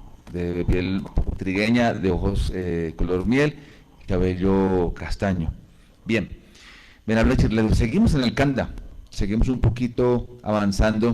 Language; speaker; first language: Spanish; native; Spanish